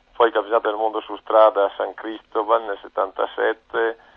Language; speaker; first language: Italian; native; Italian